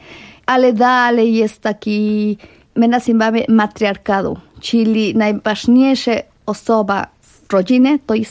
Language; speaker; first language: Polish; non-native, fluent; Spanish